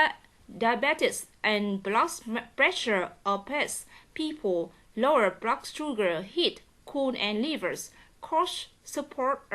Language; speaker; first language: English; non-native, learner; Vietnamese